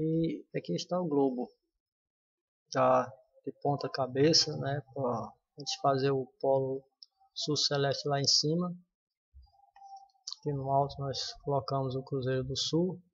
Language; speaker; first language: Portuguese; native; Portuguese